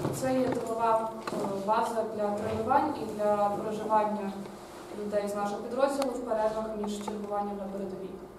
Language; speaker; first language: Ukrainian; native; Ukrainian